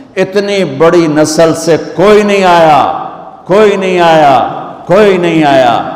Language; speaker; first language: Urdu; non-native, local second language; Punjabi